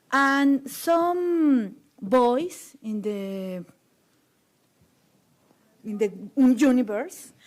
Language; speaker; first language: English; non-native, learner; Spanish